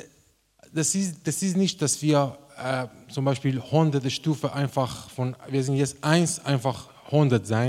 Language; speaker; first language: German; non-native, learner; Persian